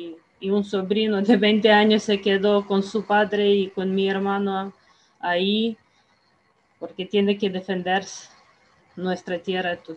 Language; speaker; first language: Spanish; non-native, fluent; Ukrainian